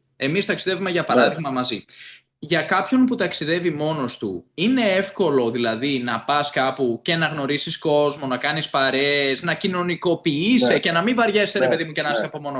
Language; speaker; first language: Greek; native; Greek